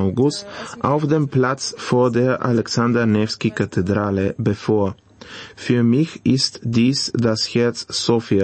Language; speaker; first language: German; non-native, fluent; Bulgarian